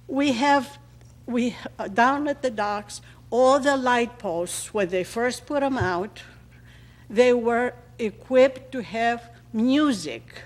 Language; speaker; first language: English; non-native, fluent; Greek